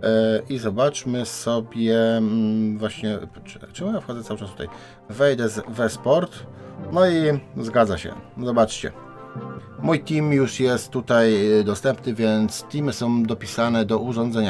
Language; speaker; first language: Polish; native; Polish